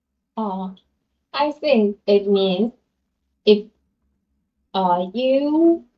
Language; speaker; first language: English; non-native, learner; Chinese